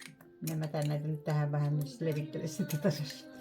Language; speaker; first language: Finnish; native; Finnish